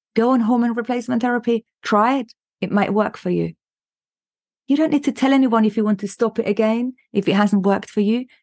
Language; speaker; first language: English; non-native, fluent; German